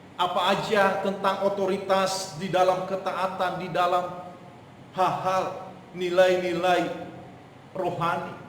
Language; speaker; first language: Indonesian; non-native, local second language; Nias